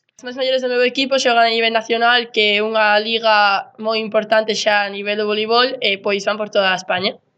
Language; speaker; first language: Galician; non-native, local second language; Spanish